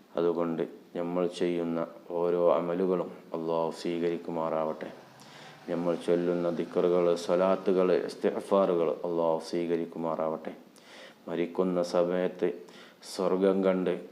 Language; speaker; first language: Malayalam; native; Malayalam